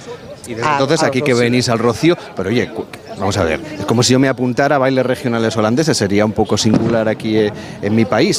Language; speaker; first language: Spanish; native; Spanish